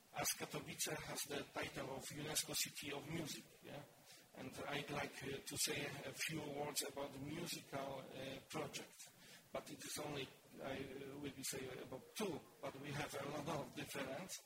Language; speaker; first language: English; non-native, learner; Polish